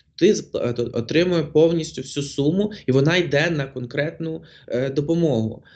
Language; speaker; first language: Ukrainian; non-native, local second language; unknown